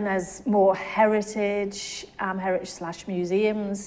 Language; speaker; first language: English; native; English